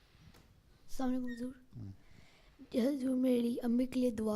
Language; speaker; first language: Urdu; early bilingual, heritage; Urdu